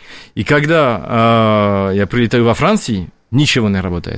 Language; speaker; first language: Russian; non-native, fluent; French